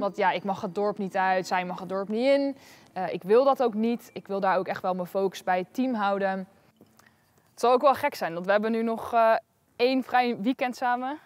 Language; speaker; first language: Dutch; native; Dutch